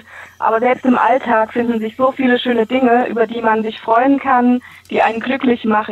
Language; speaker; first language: German; native; German